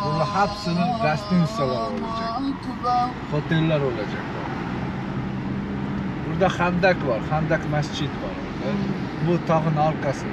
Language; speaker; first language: Turkish; non-native, learner; Arabic